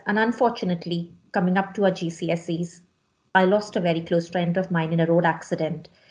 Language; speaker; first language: English; non-native, local second language; Hindi